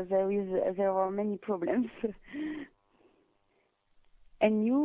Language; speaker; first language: English; non-native, learner; French